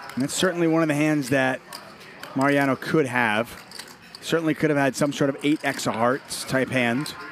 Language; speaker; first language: English; native; English